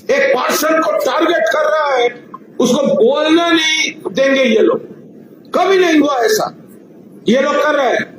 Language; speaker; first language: Hindi; non-native, local second language; Bangla